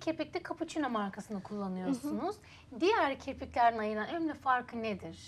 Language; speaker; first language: Turkish; native; Turkish